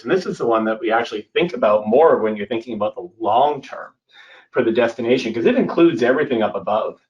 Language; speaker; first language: English; native; English